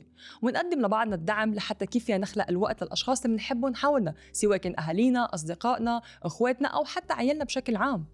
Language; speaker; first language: Arabic; native; Arabic